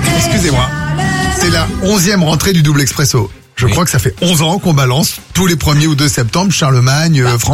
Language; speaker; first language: French; native; French